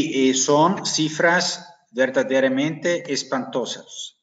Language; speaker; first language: Spanish; non-native, fluent; German